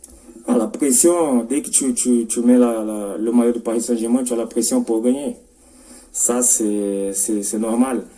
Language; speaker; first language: French; non-native, fluent; Portuguese